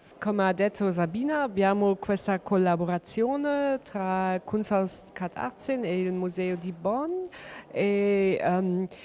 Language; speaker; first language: Italian; non-native, learner; German